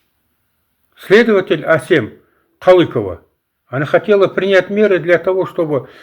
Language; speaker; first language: Russian; non-native, local second language; Kazakh